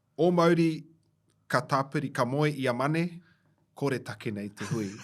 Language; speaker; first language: Māori; non-native, local second language; English